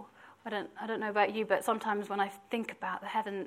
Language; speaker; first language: English; native; English